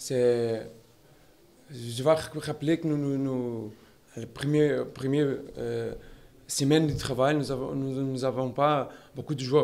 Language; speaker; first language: French; non-native, learner; Portuguese